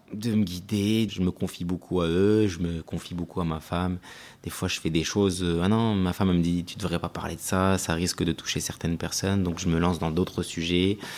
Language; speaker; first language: French; early bilingual, other home language; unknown